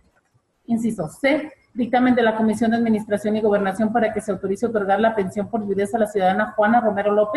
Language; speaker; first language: Spanish; native; Spanish